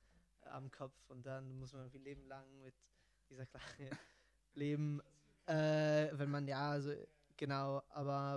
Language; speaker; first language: German; non-native, fluent; Italian